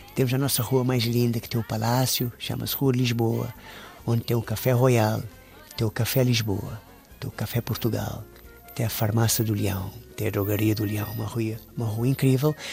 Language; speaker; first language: Portuguese; non-native, local second language; Kabuverdianu